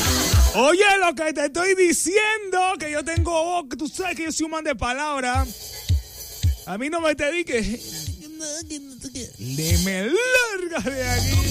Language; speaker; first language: Spanish; native; Spanish